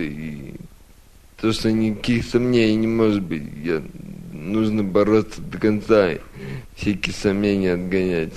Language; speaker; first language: Russian; early bilingual, other home language; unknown